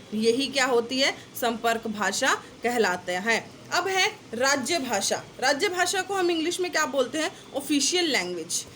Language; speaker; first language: Hindi; native; Hindi